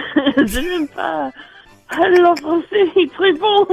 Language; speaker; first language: French; non-native, learner; English